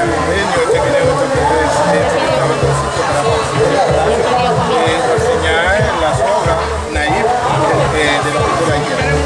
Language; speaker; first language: Spanish; non-native, learner; French